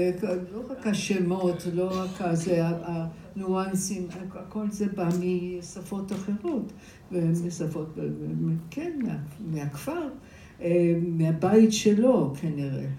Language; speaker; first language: Hebrew; non-native, fluent; English